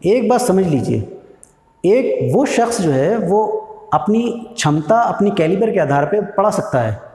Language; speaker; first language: Hindi; native; Hindi